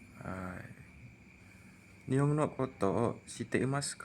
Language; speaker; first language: Japanese; non-native, fluent; Indonesian